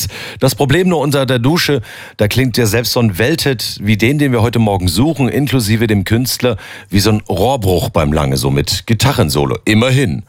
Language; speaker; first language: German; native; German